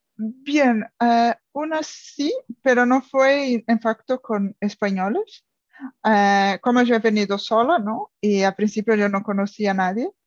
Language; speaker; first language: Spanish; non-native, fluent; Portuguese